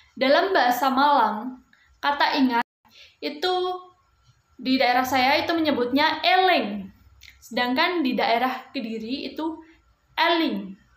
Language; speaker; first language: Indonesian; non-native, local second language; Javanese